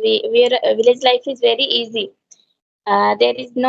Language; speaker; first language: English; non-native, learner; Hindi